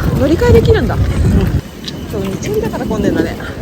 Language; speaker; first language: Japanese; native; Japanese